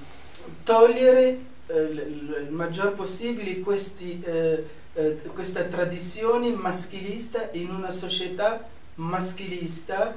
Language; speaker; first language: Italian; non-native, fluent; Arabic